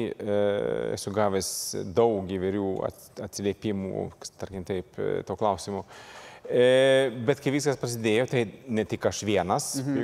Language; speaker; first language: Lithuanian; non-native, fluent; Swedish